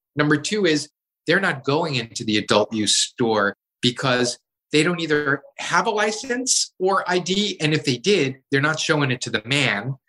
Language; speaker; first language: English; native; English